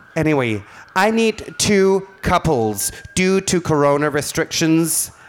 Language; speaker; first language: English; non-native, fluent; Danish